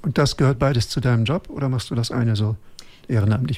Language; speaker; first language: German; native; German